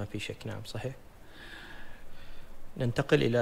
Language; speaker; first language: Arabic; native; Arabic